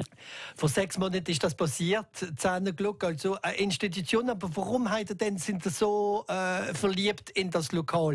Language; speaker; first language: German; native; German